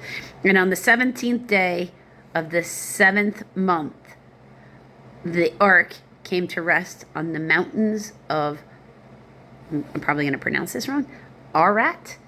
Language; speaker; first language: English; native; English